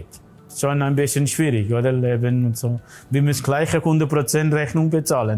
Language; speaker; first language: German; non-native, learner; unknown